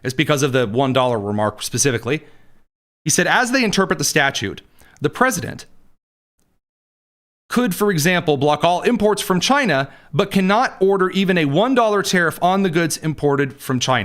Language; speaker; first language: English; native; English